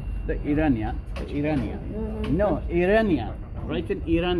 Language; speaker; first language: English; non-native, learner; Persian